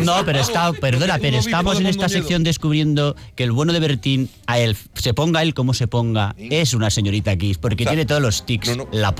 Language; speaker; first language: Spanish; native; Spanish